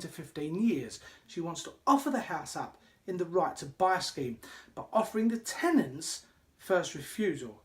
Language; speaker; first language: English; native; English